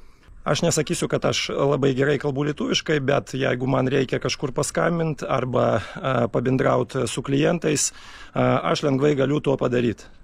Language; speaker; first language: Lithuanian; non-native, fluent; Russian